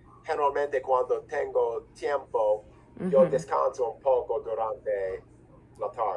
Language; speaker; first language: Spanish; non-native, fluent; English